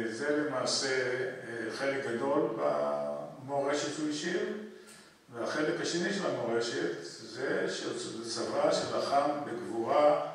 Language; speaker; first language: Hebrew; early bilingual, other home language; Polish